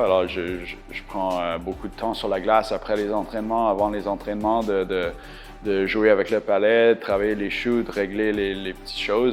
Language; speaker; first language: French; non-native, local second language; English